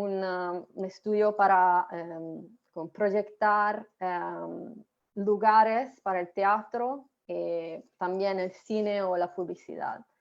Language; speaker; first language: Spanish; non-native, fluent; Italian